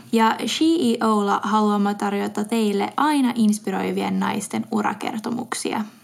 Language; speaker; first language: Finnish; non-native, local second language; Swedish